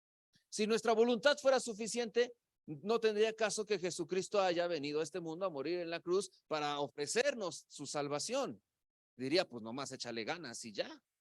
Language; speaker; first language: Spanish; native; Spanish